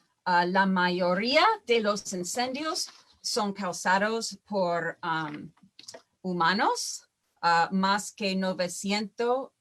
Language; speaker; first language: Spanish; non-native, fluent; English